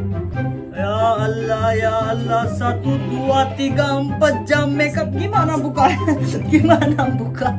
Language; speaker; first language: Indonesian; non-native, learner; Hindi